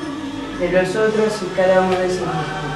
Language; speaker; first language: Spanish; non-native, fluent; Italian